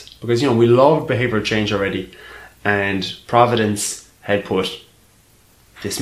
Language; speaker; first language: English; native; English